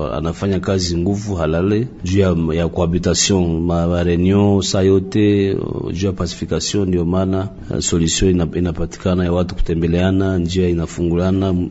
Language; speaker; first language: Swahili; non-native, local second language; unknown